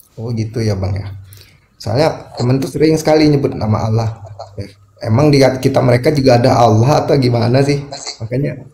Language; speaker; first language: Indonesian; native; Indonesian